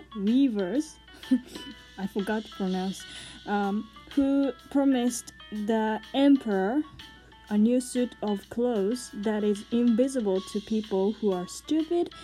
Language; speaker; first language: English; non-native, learner; Japanese